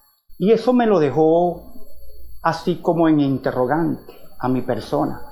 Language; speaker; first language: Spanish; native; Spanish